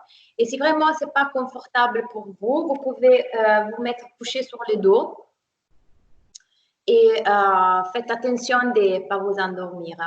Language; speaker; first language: French; non-native, fluent; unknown